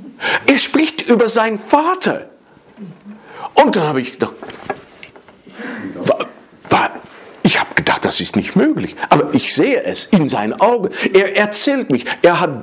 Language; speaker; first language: German; non-native, fluent; Dutch